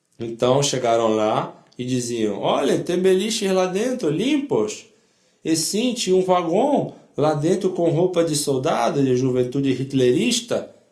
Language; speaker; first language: Portuguese; non-native, fluent; Polish